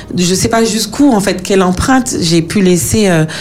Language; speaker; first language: French; native; French